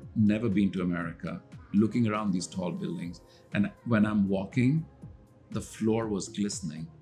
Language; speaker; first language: English; non-native, local second language; Hindi